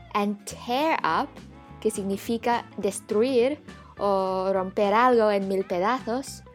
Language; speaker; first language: English; native; English